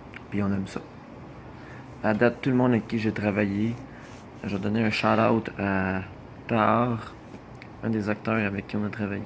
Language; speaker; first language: French; native; French